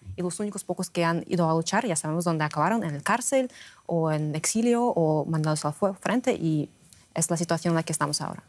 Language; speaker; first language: Spanish; non-native, fluent; Russian